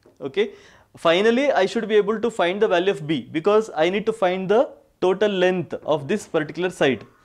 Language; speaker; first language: English; non-native, local second language; Kannada